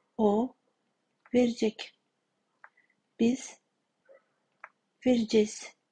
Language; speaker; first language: Turkish; non-native, fluent; Kazakh